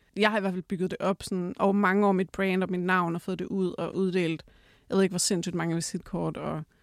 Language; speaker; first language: Danish; native; Danish